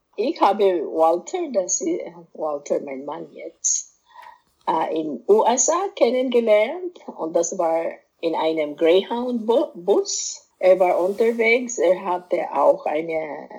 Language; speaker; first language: German; non-native, fluent; Cebuano